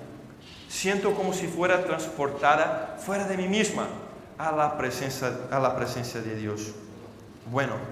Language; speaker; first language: Spanish; non-native, fluent; Portuguese